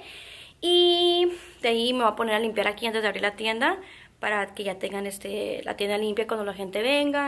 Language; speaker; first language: Spanish; early bilingual, heritage; Spanish